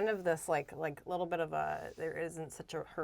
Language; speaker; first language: English; native; English